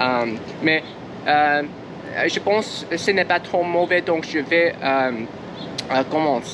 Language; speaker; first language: French; non-native, learner; English